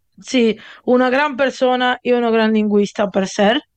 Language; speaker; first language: Catalan; non-native, learner; Italian